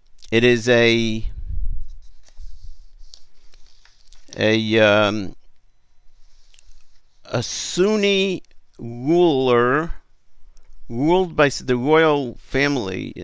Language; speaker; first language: English; native; English